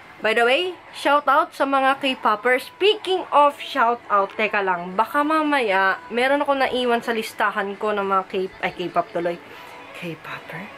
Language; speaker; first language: Filipino; early bilingual, heritage; Filipino